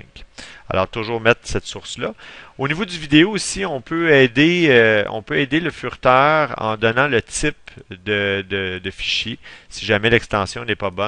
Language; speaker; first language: French; native; French